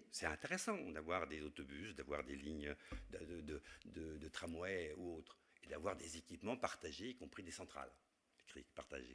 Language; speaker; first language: French; native; French